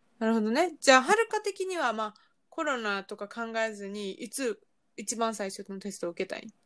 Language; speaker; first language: Japanese; native; Japanese